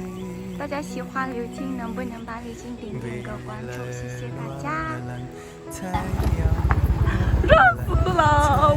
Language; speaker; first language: Chinese; non-native, learner; Vietnamese